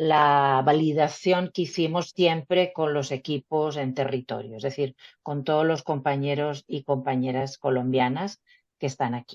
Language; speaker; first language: Spanish; native; Spanish